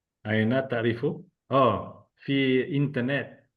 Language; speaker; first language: Arabic; non-native, learner; Malay